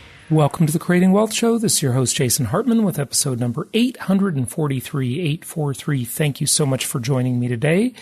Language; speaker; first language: English; native; English